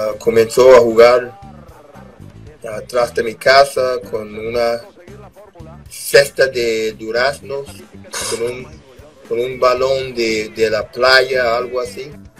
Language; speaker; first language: Spanish; non-native, fluent; English